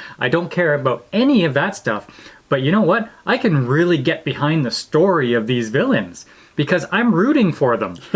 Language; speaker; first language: English; native; English